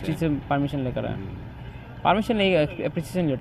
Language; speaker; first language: Hindi; non-native, learner; Bangla